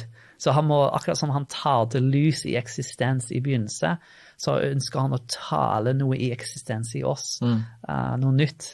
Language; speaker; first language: Norwegian; non-native, fluent; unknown